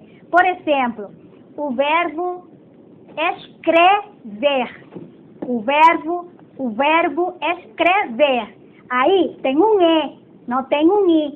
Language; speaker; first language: Portuguese; non-native, fluent; Spanish